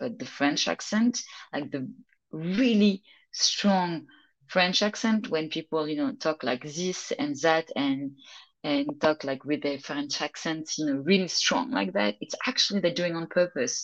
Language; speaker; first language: English; non-native, fluent; French